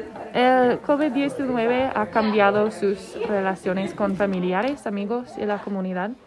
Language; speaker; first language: Spanish; non-native, learner; English